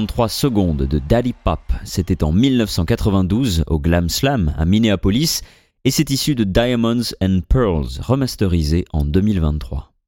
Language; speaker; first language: French; native; French